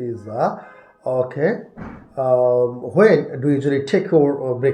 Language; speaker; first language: English; non-native, learner; Bangla